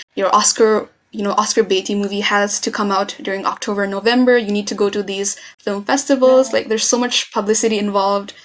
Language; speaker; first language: English; non-native, local second language; Nepali